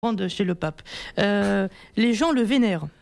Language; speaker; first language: French; native; French